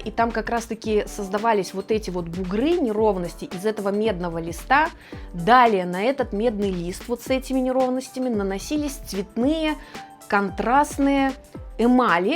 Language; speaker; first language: Russian; native; Russian